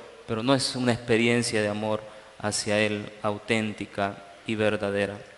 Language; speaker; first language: Spanish; native; Spanish